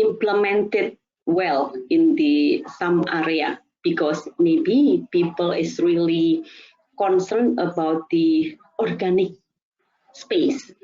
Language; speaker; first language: English; non-native, fluent; Indonesian